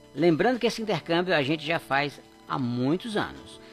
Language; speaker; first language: Portuguese; native; Portuguese